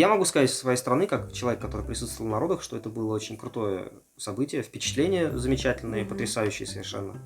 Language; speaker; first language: Russian; native; Russian